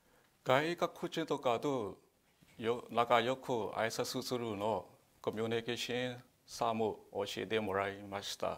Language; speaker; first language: Japanese; non-native, learner; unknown